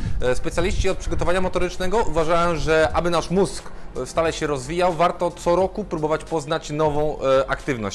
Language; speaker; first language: Polish; native; Polish